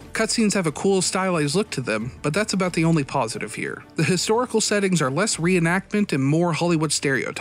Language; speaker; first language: English; native; English